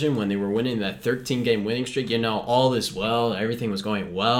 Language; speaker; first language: English; native; English